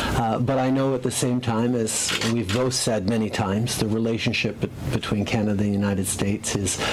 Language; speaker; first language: English; early bilingual, other home language; French